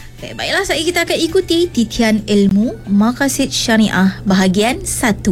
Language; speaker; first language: Malay; native; Malay